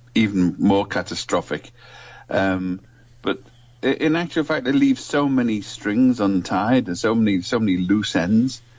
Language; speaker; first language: English; native; English